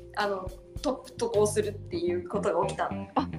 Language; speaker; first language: Japanese; native; Japanese